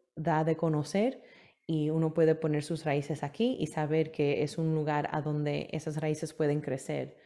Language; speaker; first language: Spanish; early bilingual, heritage; Spanish